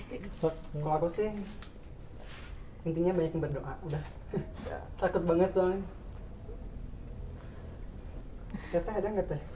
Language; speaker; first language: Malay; non-native, local second language; Sundanese